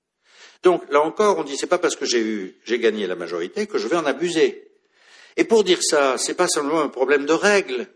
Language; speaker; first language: French; native; French